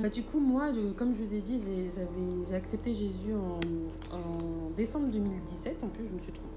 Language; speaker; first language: French; native; French